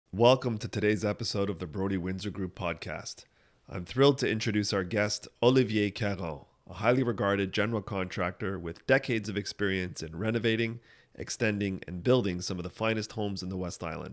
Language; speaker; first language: English; native; English